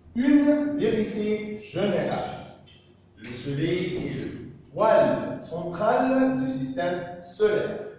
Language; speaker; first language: French; non-native, fluent; Arabic